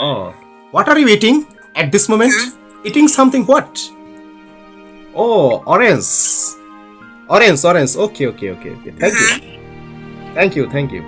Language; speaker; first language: English; non-native, learner; Bangla